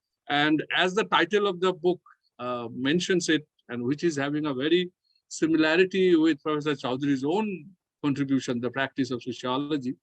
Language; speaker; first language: English; non-native, fluent; Nepali